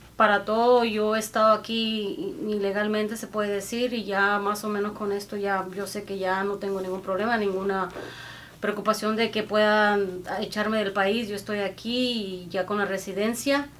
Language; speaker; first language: Spanish; native; Spanish